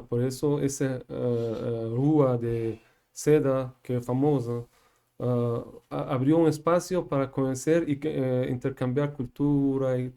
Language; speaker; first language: Portuguese; non-native, learner; Persian